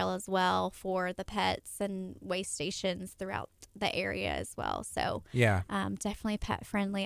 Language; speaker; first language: English; native; English